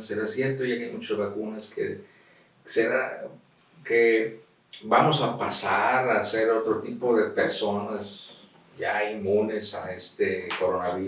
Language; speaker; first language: Spanish; native; Spanish